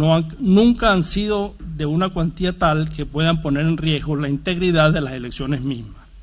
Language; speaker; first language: Spanish; native; Spanish